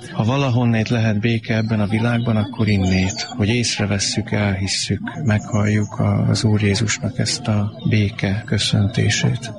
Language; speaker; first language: Hungarian; native; Hungarian